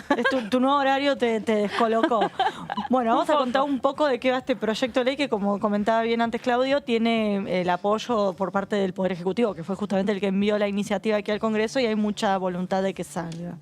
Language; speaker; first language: Spanish; native; Spanish